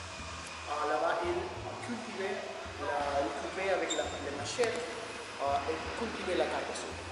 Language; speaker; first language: French; non-native, learner; Spanish